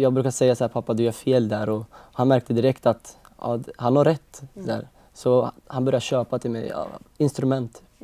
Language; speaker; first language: Swedish; early bilingual, other home language; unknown